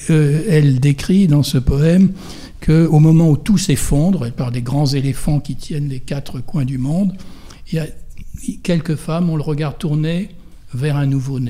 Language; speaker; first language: French; native; French